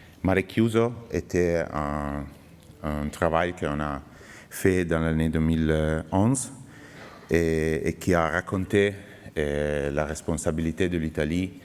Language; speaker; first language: French; non-native, fluent; Italian